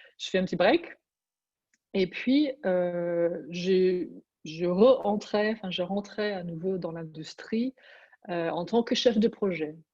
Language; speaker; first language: French; non-native, fluent; English